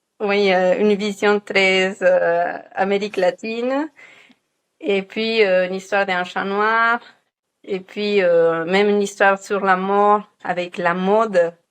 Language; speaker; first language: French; non-native, fluent; Spanish